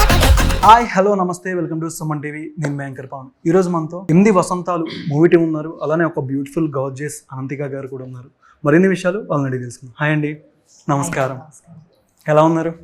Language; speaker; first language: Telugu; native; Telugu